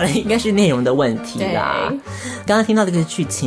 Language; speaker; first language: Chinese; native; Chinese